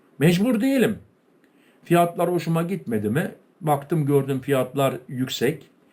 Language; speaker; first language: Turkish; early bilingual, heritage; Turkish